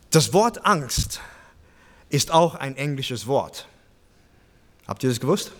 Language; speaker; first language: German; non-native, fluent; English